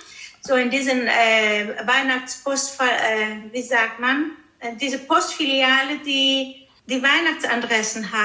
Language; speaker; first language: German; non-native, fluent; Greek